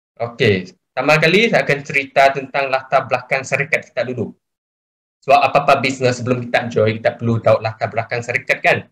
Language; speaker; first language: Malay; non-native, local second language; Chinese